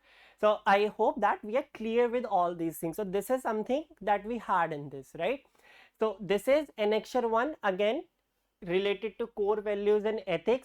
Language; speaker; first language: English; non-native, local second language; Hindi